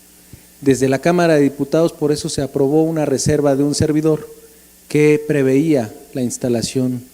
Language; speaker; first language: Spanish; native; Spanish